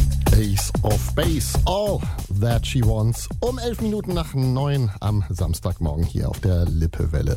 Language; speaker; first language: German; native; German